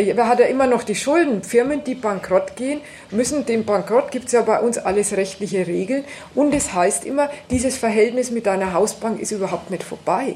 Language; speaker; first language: German; native; German